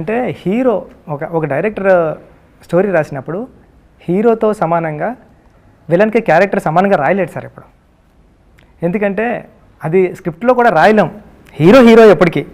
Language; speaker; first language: Telugu; native; Telugu